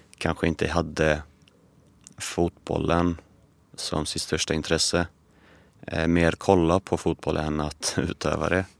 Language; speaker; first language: Swedish; early bilingual, other home language; Albanian